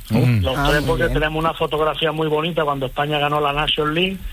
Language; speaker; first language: Spanish; native; Spanish